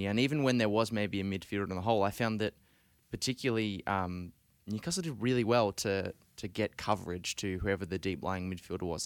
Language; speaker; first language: English; native; English